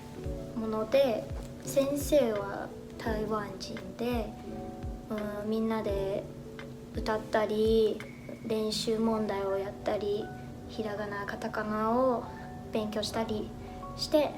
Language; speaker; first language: Japanese; non-native, fluent; Chinese